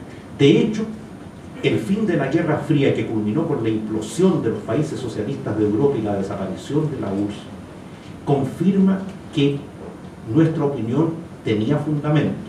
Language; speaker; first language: Spanish; native; Spanish